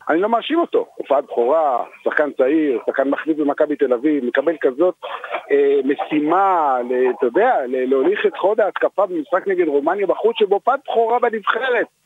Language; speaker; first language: Hebrew; native; Hebrew